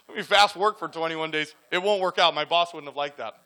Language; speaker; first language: English; native; English